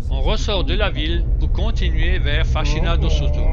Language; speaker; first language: French; native; French